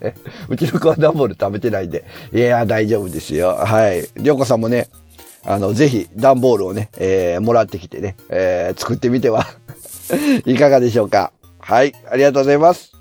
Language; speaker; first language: Japanese; native; Japanese